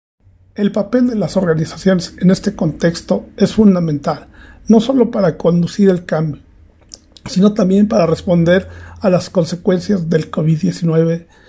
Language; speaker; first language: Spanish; native; Spanish